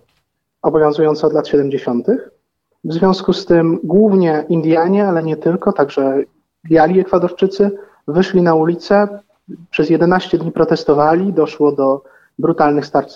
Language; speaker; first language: Polish; native; Polish